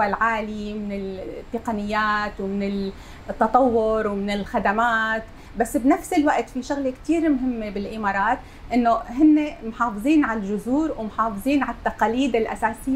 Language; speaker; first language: Arabic; native; Arabic